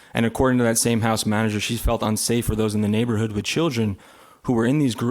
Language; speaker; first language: English; native; English